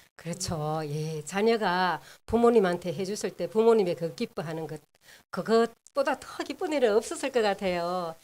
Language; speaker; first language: Korean; native; Korean